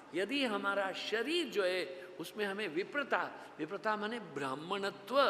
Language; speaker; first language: Hindi; non-native, local second language; Gujarati